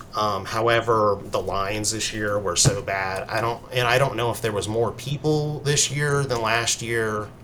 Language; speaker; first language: English; native; English